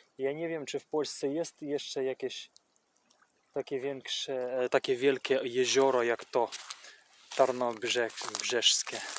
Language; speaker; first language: Polish; non-native, fluent; Russian